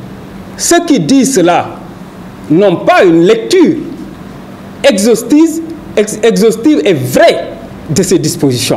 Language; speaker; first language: French; non-native, local second language; Wolof